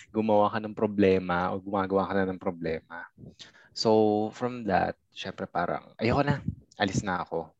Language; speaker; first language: Filipino; native; Filipino